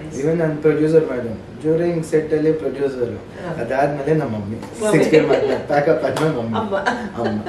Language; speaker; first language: Kannada; early bilingual, heritage; Kannada